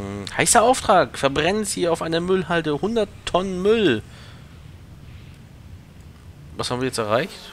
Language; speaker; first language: German; native; German